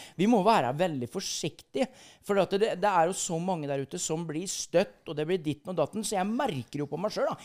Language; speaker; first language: Norwegian; native; Norwegian